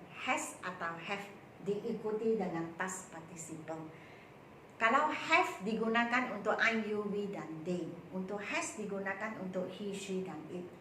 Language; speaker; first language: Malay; non-native, local second language; Chinese